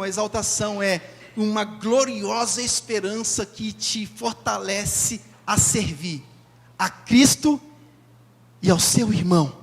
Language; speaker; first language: Portuguese; native; Portuguese